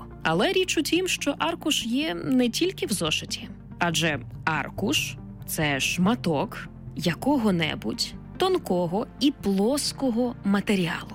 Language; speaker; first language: Ukrainian; native; Ukrainian